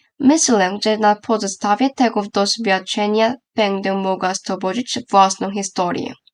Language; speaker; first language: Polish; non-native, learner; Korean